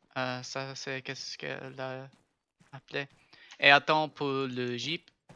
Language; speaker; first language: French; non-native, learner; English